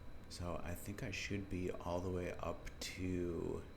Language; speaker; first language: English; native; English